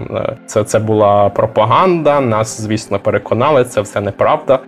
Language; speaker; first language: Ukrainian; native; Ukrainian